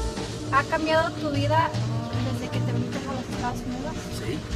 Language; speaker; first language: Spanish; early bilingual, heritage; Spanish